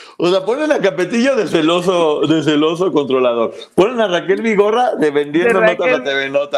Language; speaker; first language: Spanish; native; Spanish